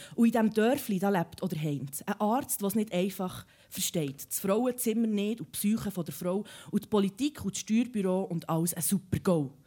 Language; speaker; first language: German; early bilingual, other home language; Serbian